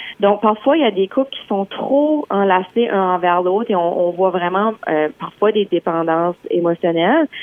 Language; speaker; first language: French; native; French